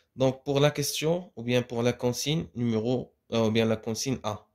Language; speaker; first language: French; non-native, local second language; Arabic